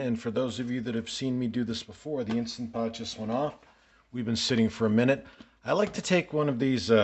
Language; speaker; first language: English; native; English